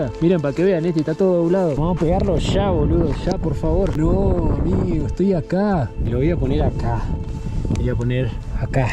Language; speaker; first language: Spanish; native; Spanish